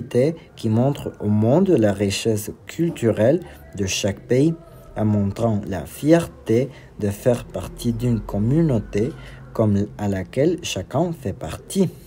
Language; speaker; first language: French; non-native, learner; Spanish